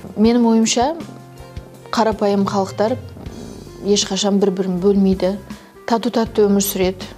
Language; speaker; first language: Kazakh; non-native, local second language; Turkish